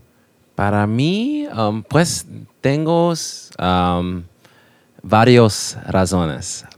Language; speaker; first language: Spanish; non-native, learner; English